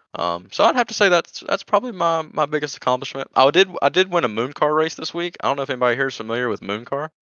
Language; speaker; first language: English; native; English